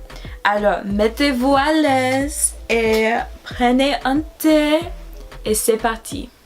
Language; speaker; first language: French; non-native, learner; English